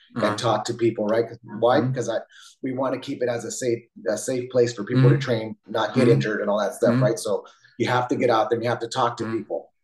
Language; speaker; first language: English; native; English